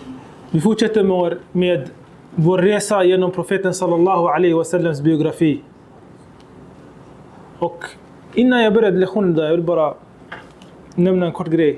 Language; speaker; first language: Swedish; early bilingual, other home language; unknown